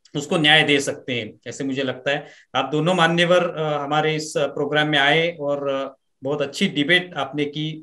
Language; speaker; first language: Hindi; non-native, local second language; Marathi